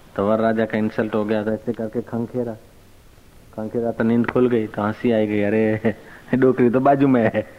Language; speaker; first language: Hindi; non-native, local second language; Sindhi